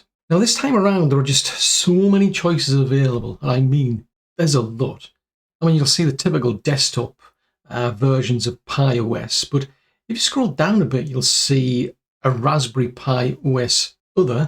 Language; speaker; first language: English; native; English